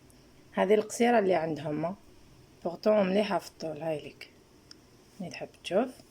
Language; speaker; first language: Arabic; native; Arabic